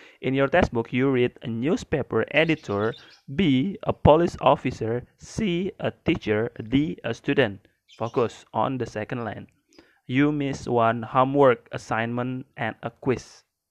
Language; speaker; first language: English; non-native, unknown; Indonesian